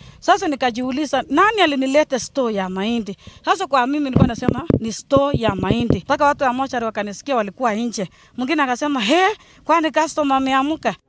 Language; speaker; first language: Swahili; non-native, local second language; Kalenjin